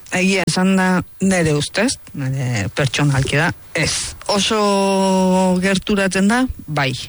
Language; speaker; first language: Basque; early bilingual, heritage; Basque